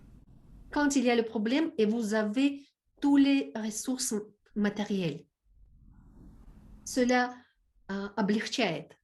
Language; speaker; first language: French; non-native, learner; Russian